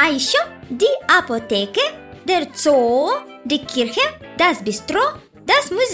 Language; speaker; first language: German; non-native, fluent; Russian